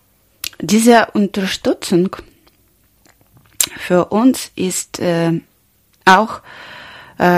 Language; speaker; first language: German; non-native, learner; Ukrainian